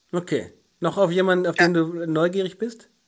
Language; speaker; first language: German; native; German